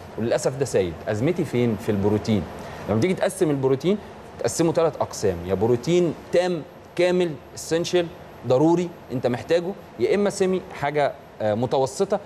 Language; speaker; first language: Egyptian Arabic; native; Egyptian Arabic